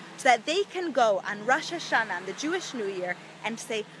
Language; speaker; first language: English; native; English